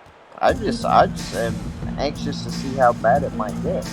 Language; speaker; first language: English; native; English